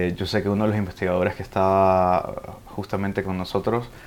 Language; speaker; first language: Spanish; early bilingual, heritage; Spanish